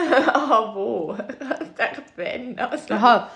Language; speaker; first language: German; native; German